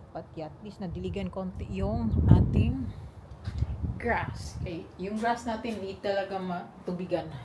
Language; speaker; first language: Filipino; non-native, local second language; Cebuano